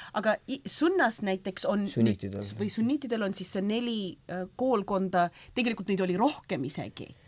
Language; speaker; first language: Estonian; early bilingual, heritage; Estonian